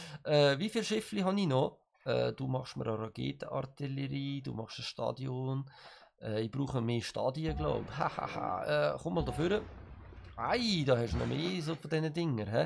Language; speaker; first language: German; native; German